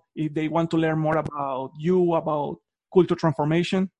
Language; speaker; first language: English; non-native, fluent; Spanish